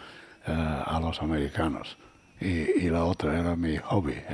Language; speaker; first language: Spanish; non-native, fluent; English